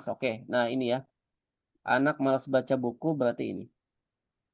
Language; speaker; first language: Indonesian; native; Indonesian